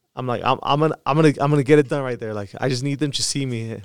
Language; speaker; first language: English; early bilingual, other home language; Spanish